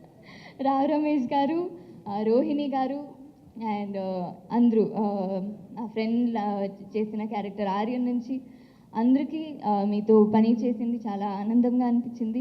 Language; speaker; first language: Telugu; non-native, local second language; Tamil